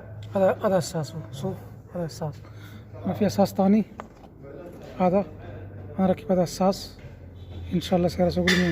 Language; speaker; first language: Arabic; non-native, learner; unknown